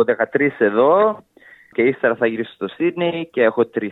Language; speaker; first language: Greek; early bilingual, heritage; English